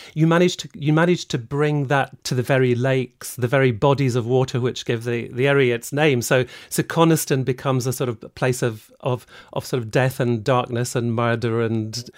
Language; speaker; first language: English; native; English